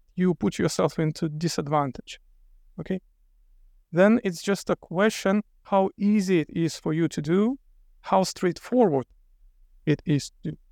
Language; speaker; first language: English; non-native, fluent; Lithuanian